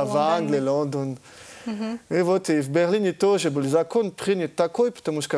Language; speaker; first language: Russian; early bilingual, heritage; French